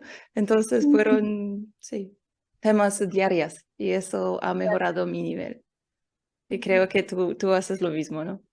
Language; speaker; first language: Spanish; non-native, learner; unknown